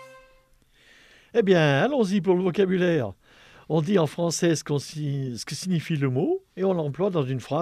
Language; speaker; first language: French; native; French